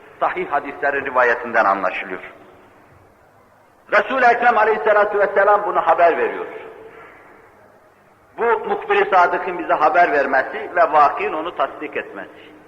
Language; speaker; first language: Turkish; native; Turkish